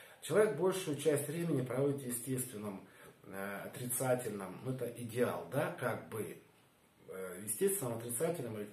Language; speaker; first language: Russian; native; Russian